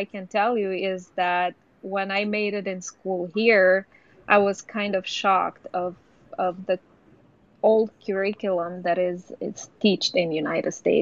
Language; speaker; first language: English; non-native, fluent; Romanian